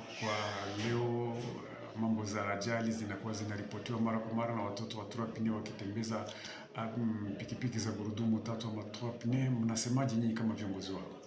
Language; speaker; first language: Swahili; native; Swahili